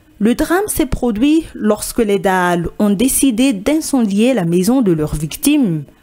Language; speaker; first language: French; non-native, local second language; Malagasy